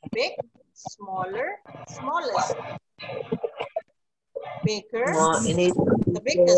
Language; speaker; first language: English; non-native, fluent; Indonesian